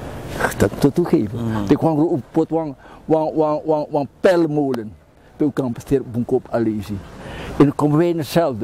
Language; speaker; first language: Dutch; non-native, local second language; Javanese